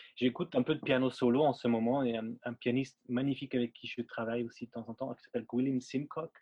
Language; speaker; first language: French; non-native, fluent; German